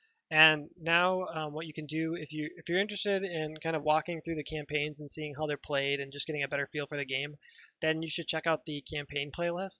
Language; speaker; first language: English; native; English